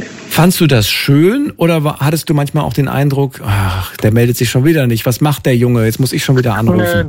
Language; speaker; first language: German; native; German